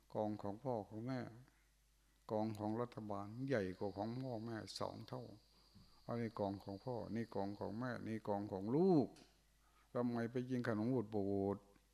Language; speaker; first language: Thai; non-native, local second language; Northeastern Thai